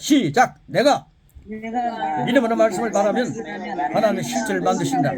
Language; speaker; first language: Korean; native; Korean